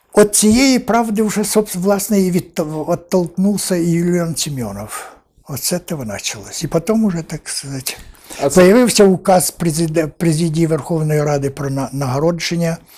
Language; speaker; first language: Ukrainian; native; Ukrainian